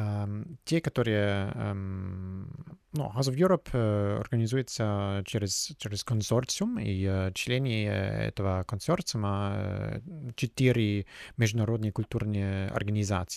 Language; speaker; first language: Russian; non-native, fluent; German